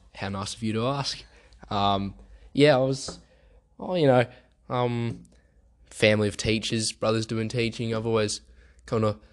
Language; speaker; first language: English; early bilingual, other home language; German